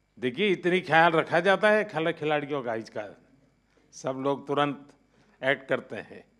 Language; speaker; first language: Hindi; non-native, local second language; Gujarati